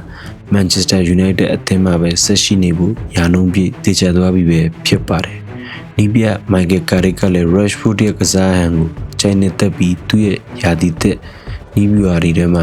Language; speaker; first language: Burmese; native; Burmese